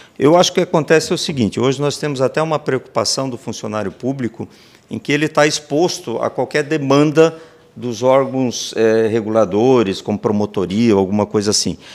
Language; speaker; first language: Portuguese; native; Portuguese